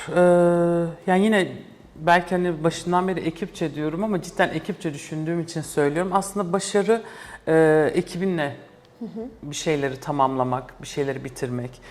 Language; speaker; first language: Turkish; early bilingual, heritage; Turkish